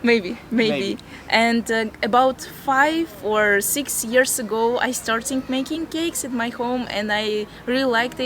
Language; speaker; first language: English; non-native, fluent; Latvian